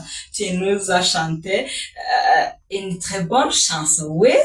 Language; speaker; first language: French; non-native, local second language; Kinyarwanda